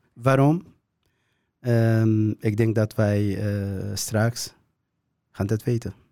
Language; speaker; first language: Dutch; non-native, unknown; Kurdish